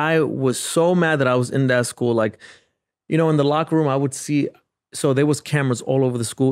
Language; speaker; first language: English; native; English